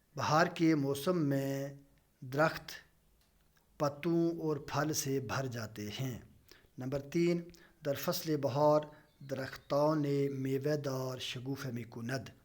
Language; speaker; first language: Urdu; non-native, local second language; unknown